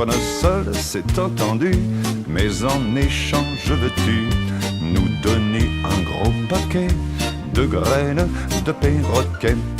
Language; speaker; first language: French; native; French